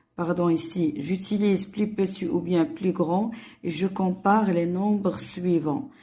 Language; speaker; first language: French; non-native, local second language; Arabic